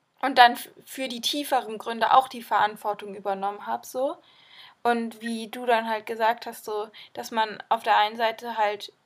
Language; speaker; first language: German; native; German